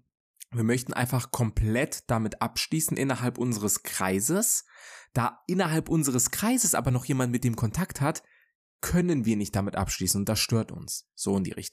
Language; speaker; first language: German; native; German